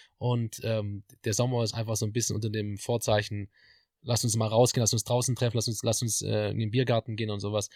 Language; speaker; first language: German; native; German